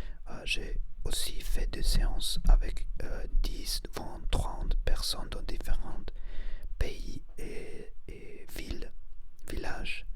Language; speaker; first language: French; non-native, learner; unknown